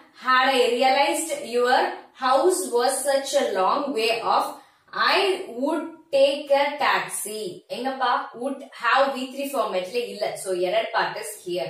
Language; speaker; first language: English; non-native, local second language; Tamil